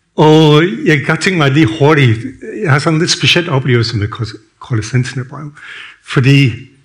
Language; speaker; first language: Danish; non-native, fluent; English